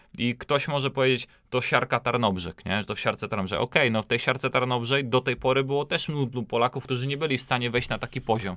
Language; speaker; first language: Polish; native; Polish